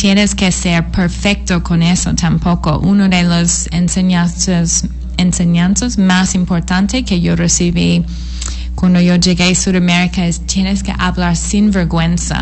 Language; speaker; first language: Spanish; non-native, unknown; English